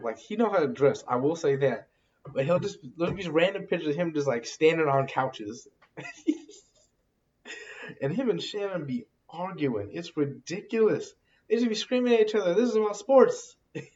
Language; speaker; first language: English; native; English